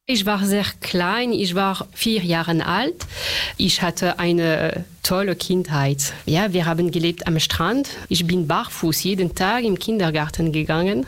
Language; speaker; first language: German; non-native, fluent; French